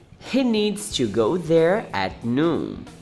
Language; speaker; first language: English; non-native, fluent; Portuguese